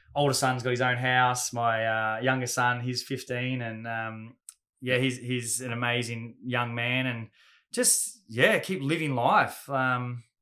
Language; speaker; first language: English; native; English